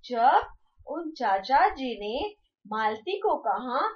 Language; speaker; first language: Hindi; non-native, local second language; Marathi